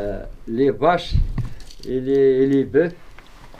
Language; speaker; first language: French; non-native, learner; Arabic